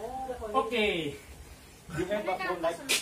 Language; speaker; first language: English; non-native, learner; Filipino